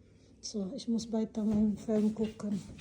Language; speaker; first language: German; non-native, learner; Cebuano